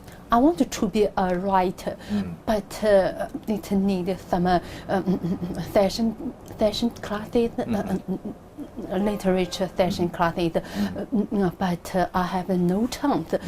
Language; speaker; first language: English; non-native, learner; Chinese